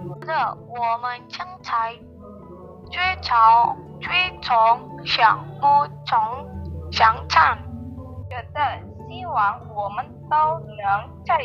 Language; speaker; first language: Chinese; non-native, learner; Indonesian